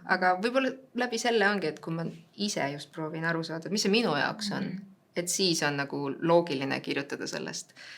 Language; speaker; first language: Estonian; native; Estonian